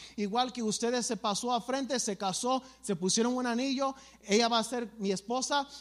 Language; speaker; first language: Spanish; early bilingual, other home language; English